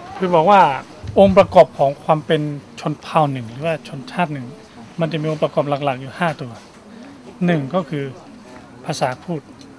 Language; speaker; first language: Thai; non-native, local second language; S'gaw Karen